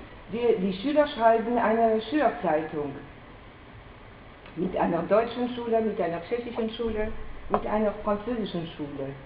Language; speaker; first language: German; non-native, fluent; French